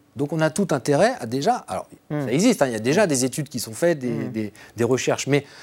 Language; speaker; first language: French; native; French